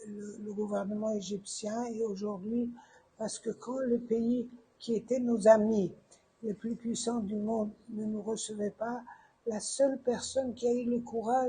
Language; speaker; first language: French; non-native, fluent; Persian